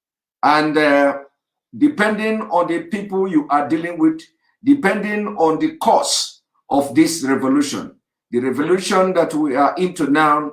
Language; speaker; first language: English; non-native, local second language; Igbo